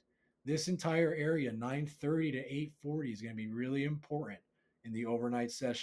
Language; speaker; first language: English; native; English